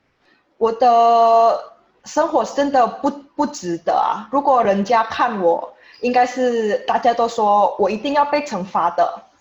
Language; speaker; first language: Chinese; non-native, fluent; Indonesian